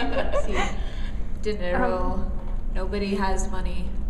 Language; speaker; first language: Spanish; non-native, learner; English